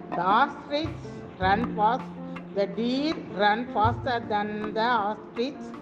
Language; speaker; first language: English; non-native, local second language; Tamil